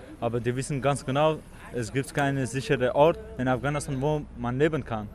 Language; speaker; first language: German; non-native, fluent; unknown